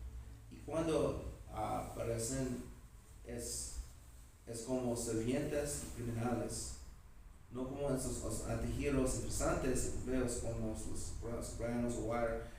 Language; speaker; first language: Spanish; non-native, learner; English